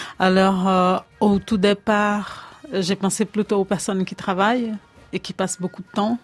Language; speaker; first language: French; non-native, fluent; Portuguese